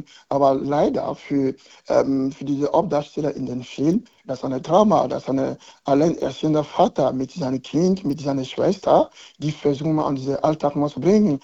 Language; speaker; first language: German; non-native, learner; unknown